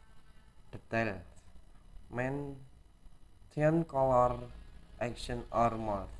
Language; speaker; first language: English; non-native, learner; Indonesian